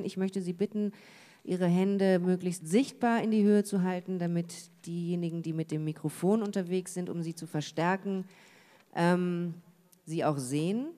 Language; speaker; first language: German; native; German